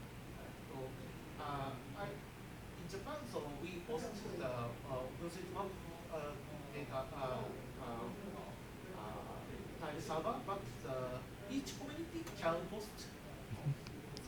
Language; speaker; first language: English; non-native, learner; Japanese